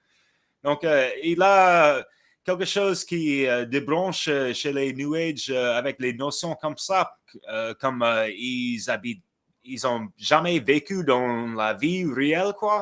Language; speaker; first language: French; non-native, fluent; English